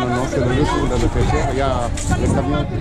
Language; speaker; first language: French; non-native, local second language; Wolof